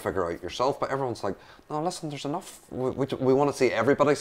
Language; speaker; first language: English; native; English